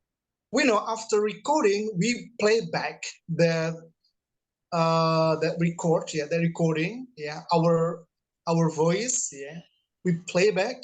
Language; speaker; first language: English; non-native, fluent; Indonesian